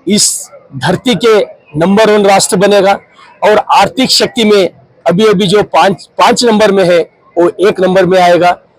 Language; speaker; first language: Hindi; non-native, local second language; Kannada